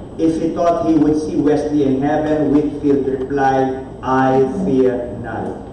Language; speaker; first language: English; non-native, local second language; Filipino